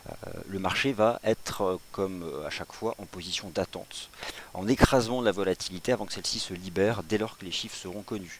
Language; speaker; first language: French; native; French